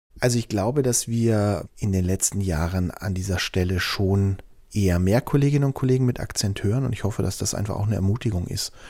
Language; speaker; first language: German; native; German